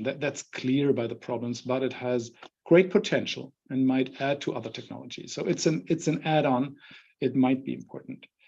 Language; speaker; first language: English; non-native, fluent; German